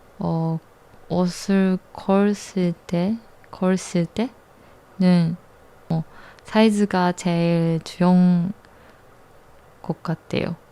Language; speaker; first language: Korean; non-native, learner; Japanese